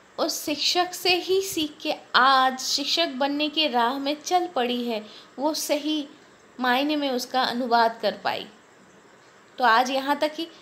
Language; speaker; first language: Hindi; non-native, local second language; Bangla